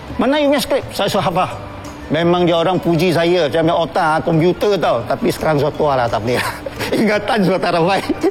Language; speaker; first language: Malay; non-native, local second language; Chinese